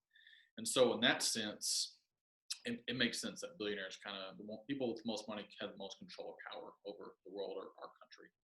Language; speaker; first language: English; native; English